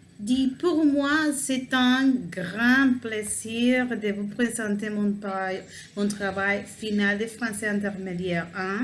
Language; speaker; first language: French; non-native, learner; Spanish